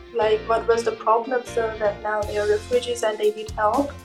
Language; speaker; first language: English; non-native, fluent; Persian